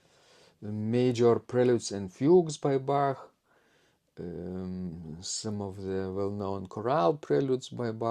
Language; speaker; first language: English; non-native, fluent; Lithuanian